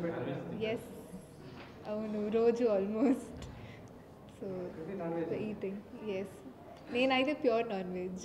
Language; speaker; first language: Telugu; non-native, fluent; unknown